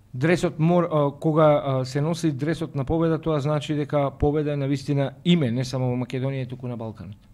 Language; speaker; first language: Macedonian; native; Macedonian